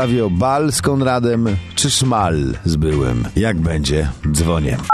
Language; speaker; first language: Polish; native; Polish